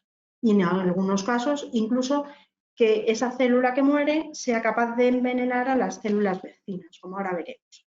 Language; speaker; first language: Spanish; native; Spanish